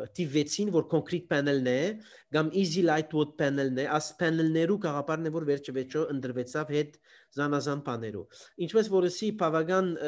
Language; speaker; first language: Armenian; early bilingual, heritage; Armenian